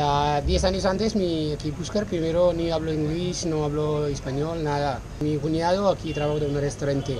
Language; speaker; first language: Spanish; non-native, learner; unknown